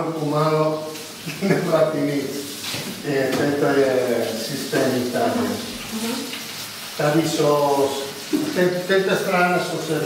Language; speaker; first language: Czech; non-native, learner; Italian